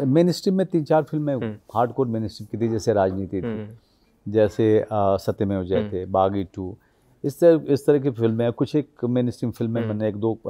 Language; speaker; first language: Hindi; native; Hindi